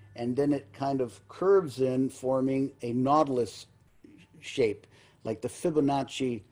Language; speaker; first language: English; early bilingual, other home language; Spanish